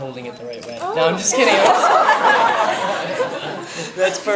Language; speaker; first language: English; native; English